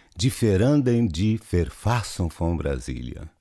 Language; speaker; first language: German; non-native, learner; Portuguese